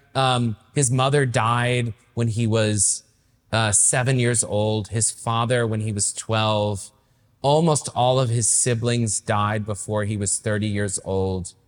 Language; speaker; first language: English; native; English